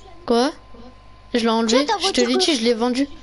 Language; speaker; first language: French; native; French